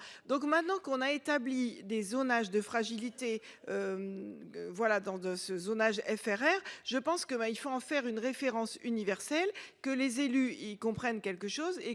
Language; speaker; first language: French; native; French